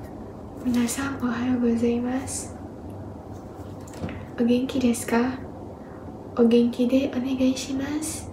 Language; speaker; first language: Japanese; non-native, learner; Indonesian